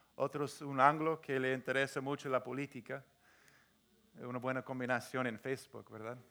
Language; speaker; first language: Spanish; non-native, fluent; English